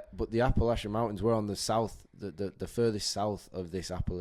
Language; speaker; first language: English; native; English